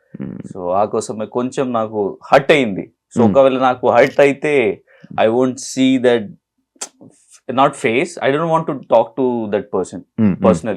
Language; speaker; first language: Telugu; non-native, learner; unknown